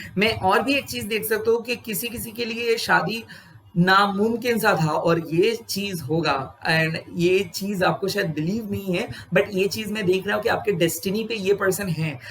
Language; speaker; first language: Hindi; non-native, local second language; Bangla